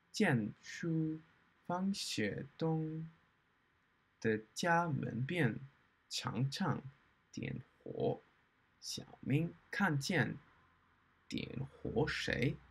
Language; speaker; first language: Chinese; non-native, learner; English